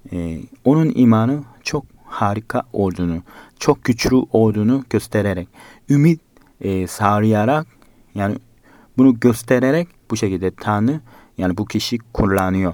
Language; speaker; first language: Turkish; non-native, fluent; Korean